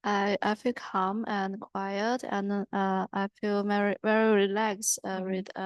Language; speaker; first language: English; non-native, learner; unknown